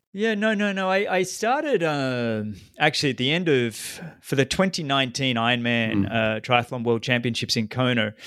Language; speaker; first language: English; native; English